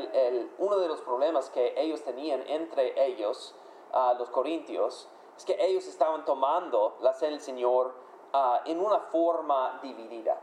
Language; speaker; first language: Spanish; non-native, fluent; English